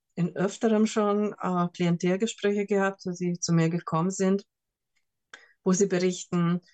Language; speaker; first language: German; non-native, fluent; Hungarian